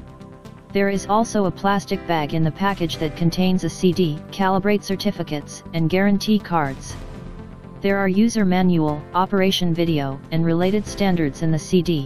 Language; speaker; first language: English; non-native, fluent; Chinese